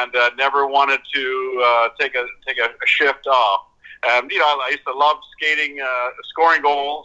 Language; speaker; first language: English; native; English